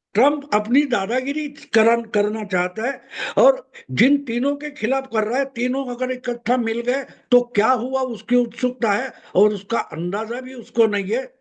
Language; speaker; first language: Hindi; non-native, local second language; Marathi